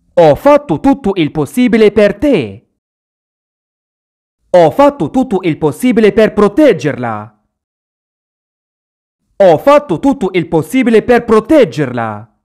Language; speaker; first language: Italian; non-native, fluent; Arabic